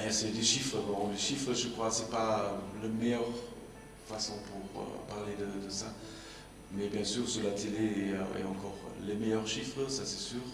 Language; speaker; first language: French; non-native, fluent; German